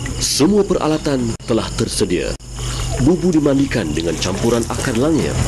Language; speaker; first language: Malay; native; Malay